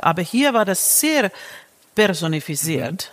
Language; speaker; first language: German; non-native, fluent; Finnish